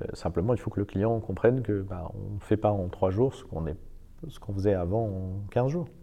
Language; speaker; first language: French; non-native, fluent; Persian